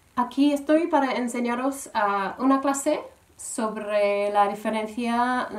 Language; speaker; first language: Spanish; non-native, fluent; English